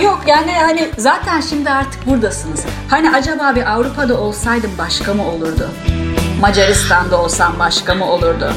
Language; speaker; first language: Turkish; native; Turkish